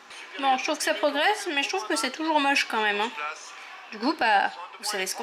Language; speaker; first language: French; native; French